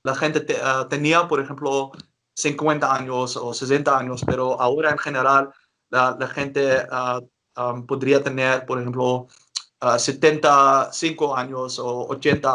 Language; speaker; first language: Spanish; non-native, learner; Dutch